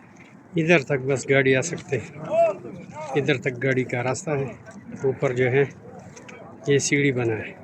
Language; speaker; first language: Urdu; non-native, local second language; Pashto